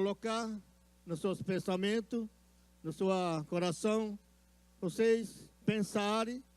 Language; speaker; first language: Portuguese; non-native, local second language; Yanomámi